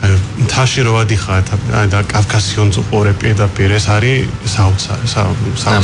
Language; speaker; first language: Georgian; non-native, fluent; English